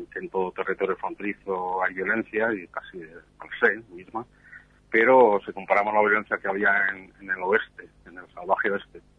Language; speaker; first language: Spanish; native; Spanish